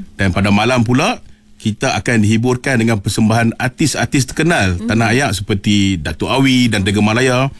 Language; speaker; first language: Malay; native; Malay